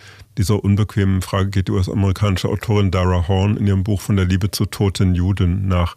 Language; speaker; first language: German; native; German